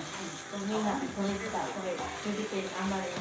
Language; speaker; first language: Japanese; non-native, learner; Filipino